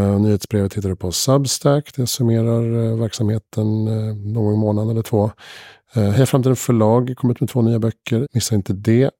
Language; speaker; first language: Swedish; native; Swedish